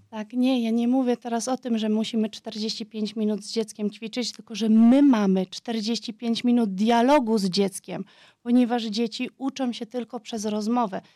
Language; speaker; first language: Polish; early bilingual, heritage; Polish